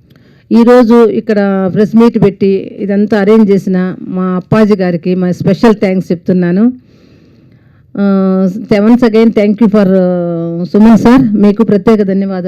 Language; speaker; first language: Telugu; native; Telugu